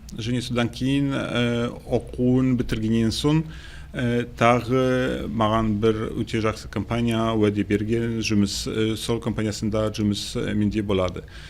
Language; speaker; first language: Kazakh; non-native, fluent; Polish